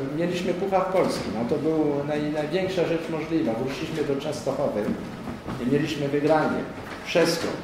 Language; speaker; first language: Polish; non-native, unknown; French